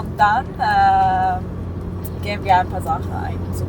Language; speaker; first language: German; non-native, learner; Persian